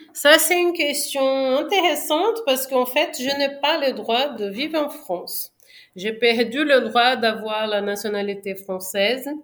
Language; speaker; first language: French; non-native, fluent; Portuguese